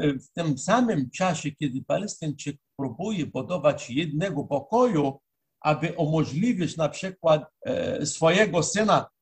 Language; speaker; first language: Polish; non-native, fluent; Arabic